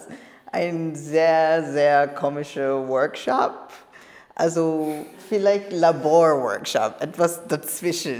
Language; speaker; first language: German; non-native, learner; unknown